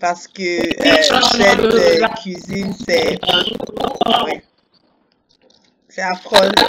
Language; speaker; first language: French; non-native, fluent; English